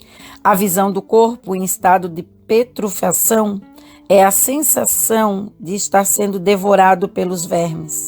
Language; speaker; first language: Portuguese; native; Portuguese